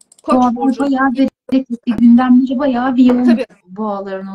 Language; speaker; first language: Turkish; native; Turkish